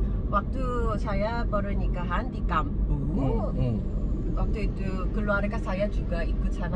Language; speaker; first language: Indonesian; non-native, learner; Korean